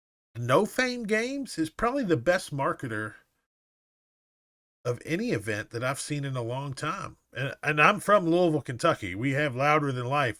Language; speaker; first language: English; native; English